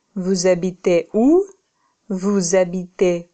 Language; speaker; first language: French; non-native, fluent; Russian